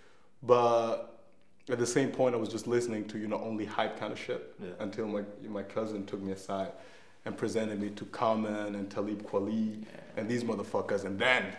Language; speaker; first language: English; non-native, fluent; Danish